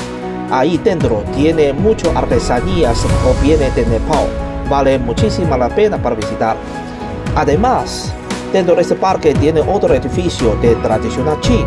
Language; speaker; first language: Spanish; non-native, learner; Chinese